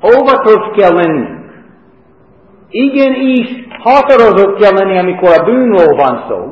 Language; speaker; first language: Hungarian; non-native, fluent; English